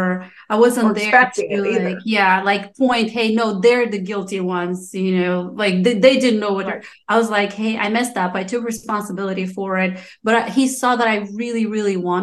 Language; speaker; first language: English; non-native, fluent; Romanian